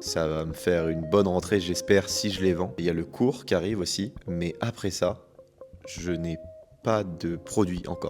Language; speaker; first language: French; native; French